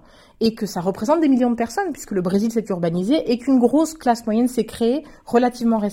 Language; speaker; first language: French; native; French